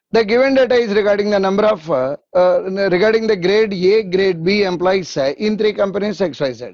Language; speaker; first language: English; non-native, local second language; Telugu